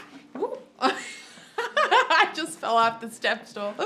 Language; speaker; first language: English; native; English